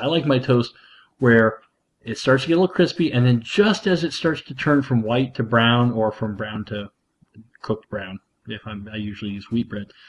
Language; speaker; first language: English; native; English